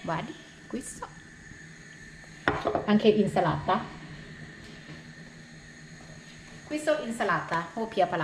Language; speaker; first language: Italian; non-native, learner; Thai